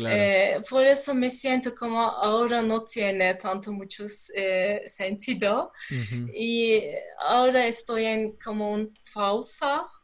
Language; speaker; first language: Spanish; non-native, learner; Turkish